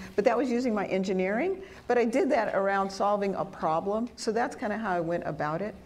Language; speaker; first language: English; early bilingual, other home language; Spanish